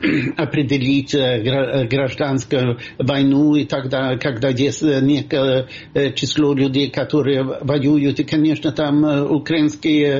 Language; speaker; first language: Russian; non-native, fluent; Swedish